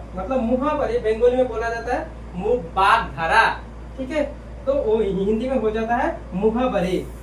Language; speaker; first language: Hindi; non-native, local second language; Bangla